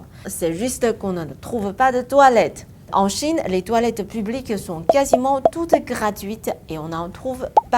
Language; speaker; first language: French; non-native, fluent; Chinese